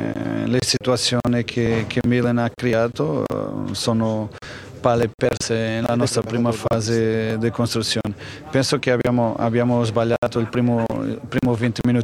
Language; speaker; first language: Italian; non-native, fluent; Portuguese